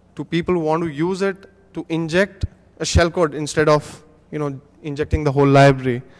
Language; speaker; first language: English; non-native, local second language; Hindi